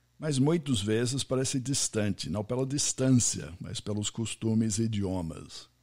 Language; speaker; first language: Portuguese; non-native, fluent; English